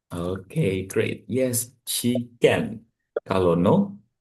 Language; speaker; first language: English; non-native, fluent; Indonesian